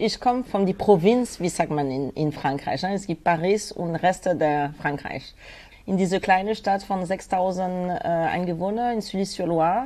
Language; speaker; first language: German; non-native, fluent; French